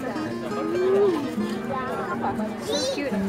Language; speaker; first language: English; non-native, local second language; Filipino